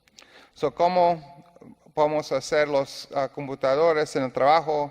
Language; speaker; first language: Spanish; non-native, learner; English